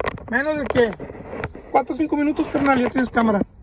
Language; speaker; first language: Spanish; native; Spanish